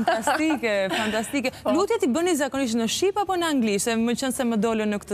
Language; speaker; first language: Albanian; native; Albanian